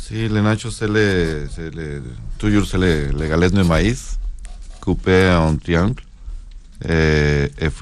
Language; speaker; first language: French; non-native, learner; Spanish